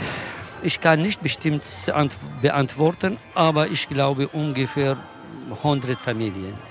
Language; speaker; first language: German; non-native, learner; Kurdish